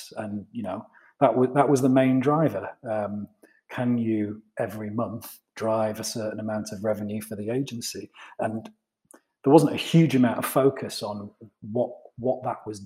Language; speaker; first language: English; native; English